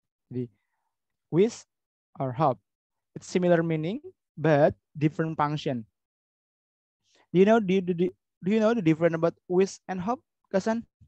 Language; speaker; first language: English; non-native, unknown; Indonesian